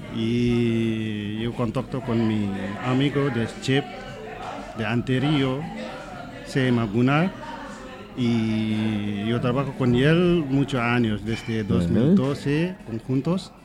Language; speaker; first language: Spanish; non-native, learner; Nepali